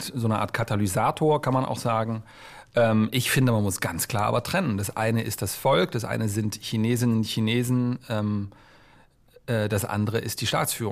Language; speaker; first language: German; native; German